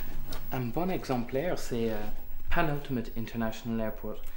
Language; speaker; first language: French; non-native, fluent; English